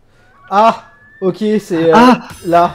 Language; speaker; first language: French; native; French